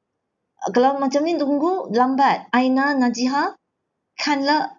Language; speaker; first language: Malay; non-native, fluent; Chinese